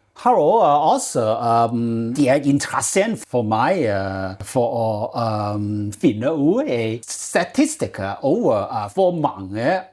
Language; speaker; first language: Danish; non-native, learner; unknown